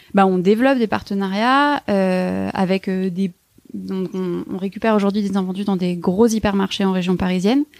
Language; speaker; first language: French; native; French